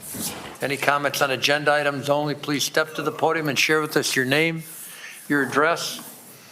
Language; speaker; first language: English; native; English